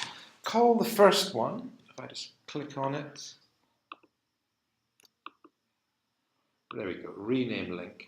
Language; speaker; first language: English; native; English